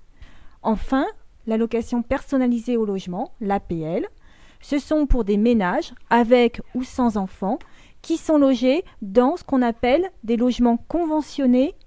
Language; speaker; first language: French; native; French